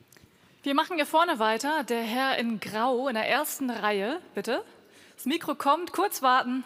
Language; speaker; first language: German; native; German